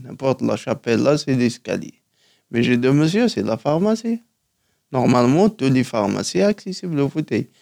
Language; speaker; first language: French; non-native, local second language; Kabyle